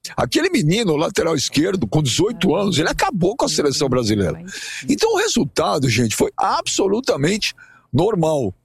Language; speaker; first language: Portuguese; native; Portuguese